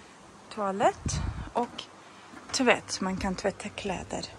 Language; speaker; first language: Swedish; non-native, fluent; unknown